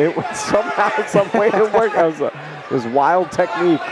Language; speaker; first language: English; native; English